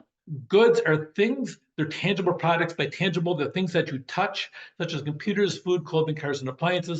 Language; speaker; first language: English; native; English